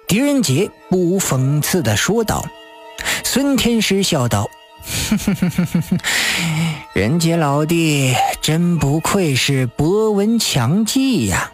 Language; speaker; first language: Chinese; native; Chinese